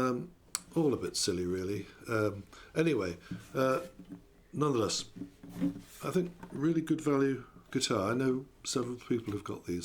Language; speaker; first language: English; native; English